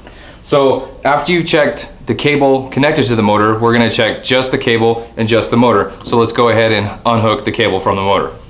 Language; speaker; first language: English; native; English